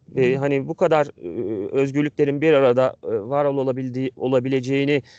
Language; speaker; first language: Turkish; native; Turkish